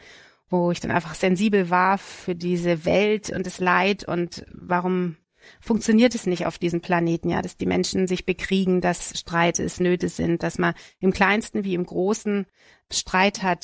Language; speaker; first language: German; native; German